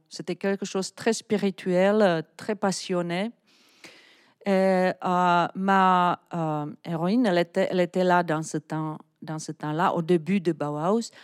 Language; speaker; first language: French; non-native, fluent; Czech